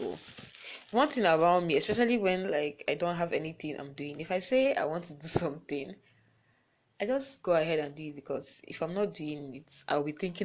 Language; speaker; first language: English; non-native, local second language; Igbo